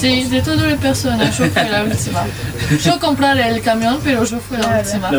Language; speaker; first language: Spanish; non-native, learner; French